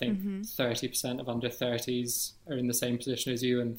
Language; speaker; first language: English; native; English